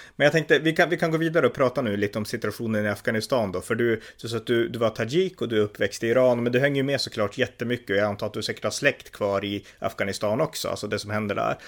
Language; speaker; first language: Swedish; native; Swedish